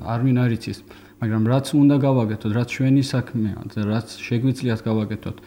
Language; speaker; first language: Georgian; early bilingual, heritage; Georgian